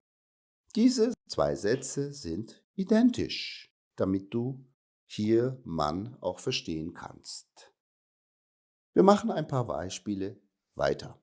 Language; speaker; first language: German; native; German